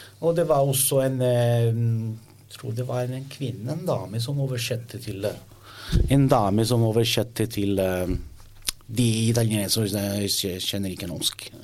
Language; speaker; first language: Norwegian; non-native, learner; Italian